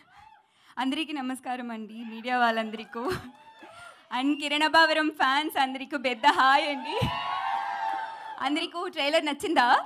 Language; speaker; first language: Telugu; non-native, learner; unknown